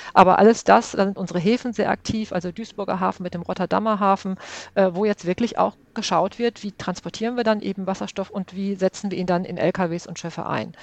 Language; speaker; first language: German; native; German